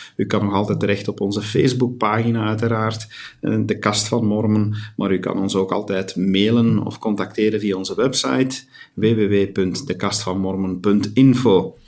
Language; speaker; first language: Dutch; native; Dutch